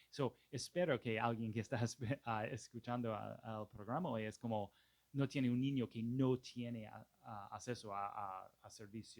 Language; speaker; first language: Spanish; non-native, fluent; English